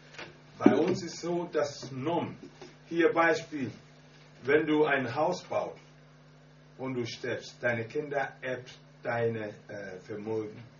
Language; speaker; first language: German; non-native, learner; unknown